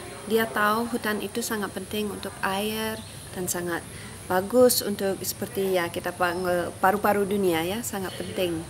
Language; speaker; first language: Indonesian; non-native, fluent; English